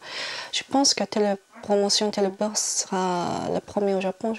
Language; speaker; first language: French; non-native, fluent; Japanese